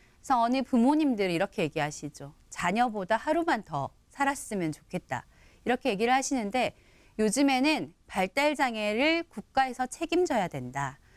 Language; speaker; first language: Korean; native; Korean